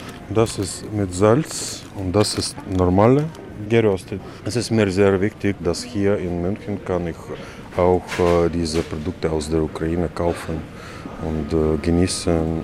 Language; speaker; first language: German; non-native, learner; Russian